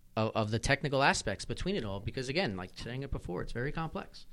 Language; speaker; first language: English; native; English